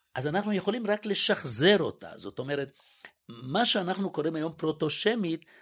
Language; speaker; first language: Hebrew; native; Hebrew